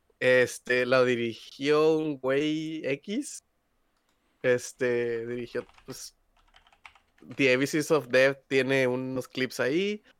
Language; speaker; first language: Spanish; native; Spanish